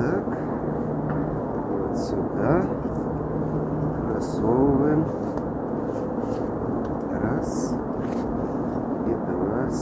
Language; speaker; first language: Russian; native; Russian